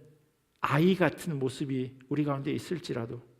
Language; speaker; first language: Korean; native; Korean